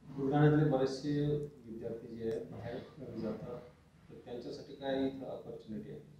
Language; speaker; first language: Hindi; non-native, local second language; Marathi